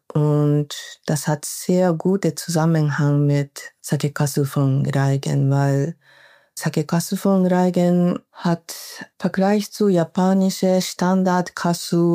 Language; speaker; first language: German; non-native, learner; Japanese